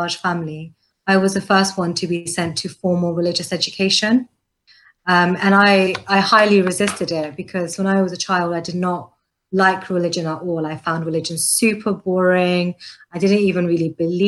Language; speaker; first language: English; native; English